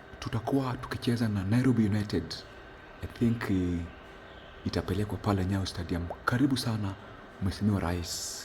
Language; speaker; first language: Swahili; non-native, local second language; Luo (Kenya and Tanzania)